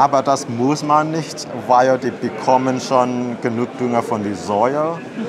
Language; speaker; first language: German; non-native, learner; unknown